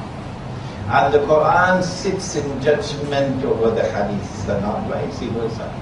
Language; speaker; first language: English; native; English